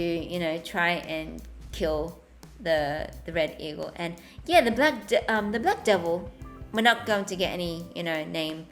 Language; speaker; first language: English; native; English